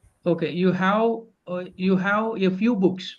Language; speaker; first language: English; non-native, fluent; Telugu